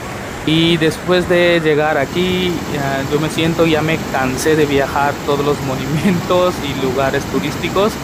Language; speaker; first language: Spanish; non-native, learner; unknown